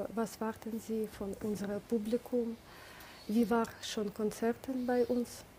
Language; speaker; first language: German; non-native, learner; Russian